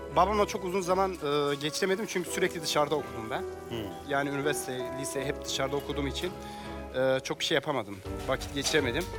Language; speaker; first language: Turkish; non-native, local second language; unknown